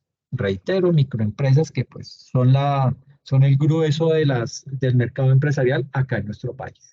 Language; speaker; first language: Spanish; native; Spanish